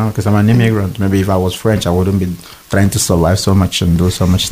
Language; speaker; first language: English; non-native, local second language; Igbo